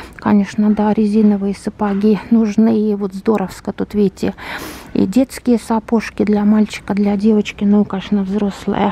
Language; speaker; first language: Russian; native; Russian